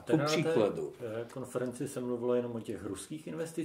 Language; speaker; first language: Czech; native; Czech